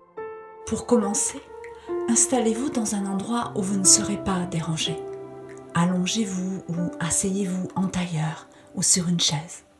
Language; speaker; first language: French; native; French